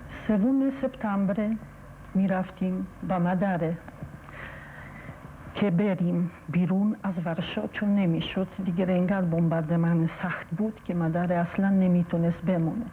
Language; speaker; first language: Persian; non-native, fluent; Polish